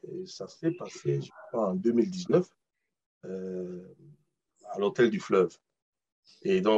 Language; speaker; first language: French; non-native, local second language; Luba-Lulua